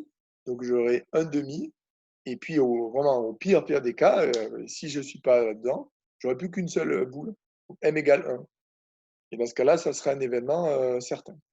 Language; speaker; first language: French; native; French